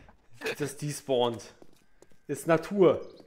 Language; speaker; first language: German; native; German